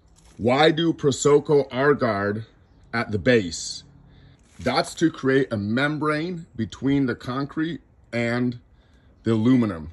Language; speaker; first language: English; native; English